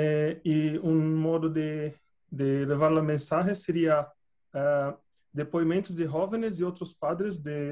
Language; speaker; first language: Spanish; non-native, learner; Portuguese